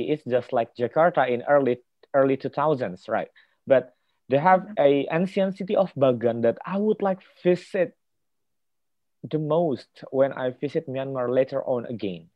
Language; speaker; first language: English; non-native, fluent; Indonesian